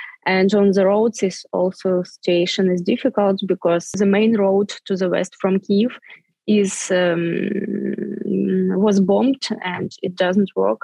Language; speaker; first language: English; non-native, fluent; Ukrainian